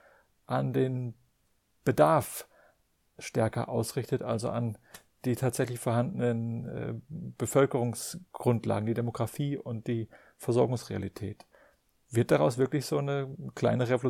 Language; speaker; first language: German; native; German